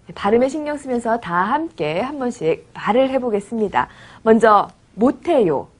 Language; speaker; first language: Korean; native; Korean